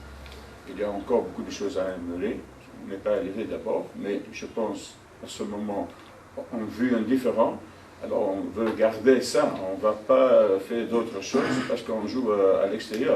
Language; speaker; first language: French; non-native, fluent; Dutch